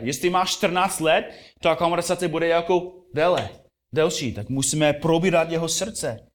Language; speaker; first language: Czech; non-native, fluent; English